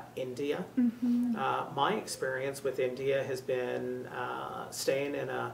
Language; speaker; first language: English; native; English